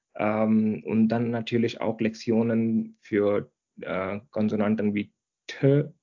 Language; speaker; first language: German; non-native, fluent; Hindi